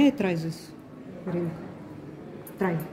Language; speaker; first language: English; non-native, learner; Russian